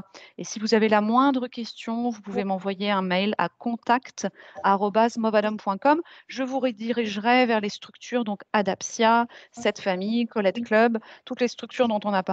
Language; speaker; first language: French; native; French